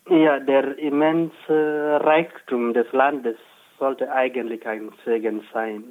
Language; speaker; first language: German; non-native, fluent; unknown